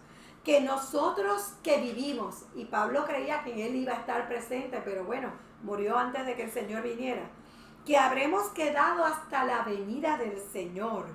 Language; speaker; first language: Spanish; native; Spanish